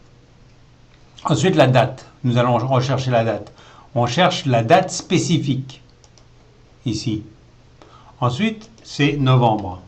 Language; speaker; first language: French; native; French